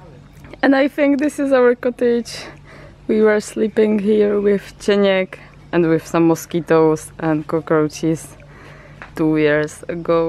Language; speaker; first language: English; non-native, learner; Czech